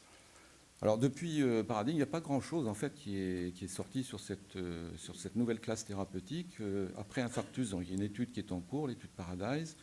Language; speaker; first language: French; native; French